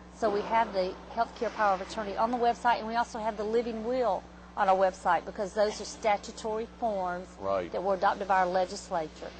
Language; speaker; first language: English; native; English